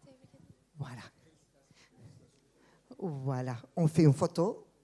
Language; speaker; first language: French; non-native, fluent; Turkish